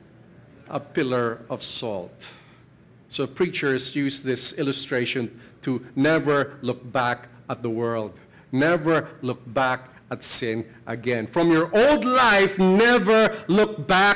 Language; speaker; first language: English; non-native, local second language; Filipino